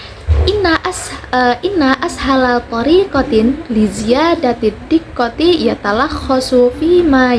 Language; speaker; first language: Arabic; non-native, learner; Indonesian